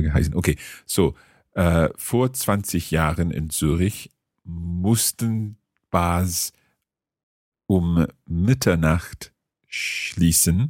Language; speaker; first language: German; non-native, learner; English